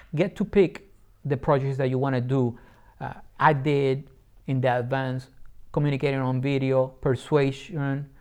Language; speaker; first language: English; non-native, fluent; Spanish